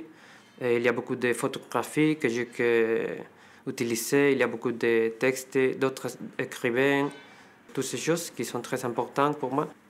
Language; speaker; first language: French; non-native, fluent; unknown